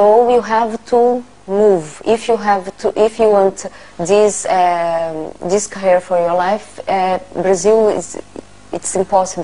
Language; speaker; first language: English; non-native, learner; Portuguese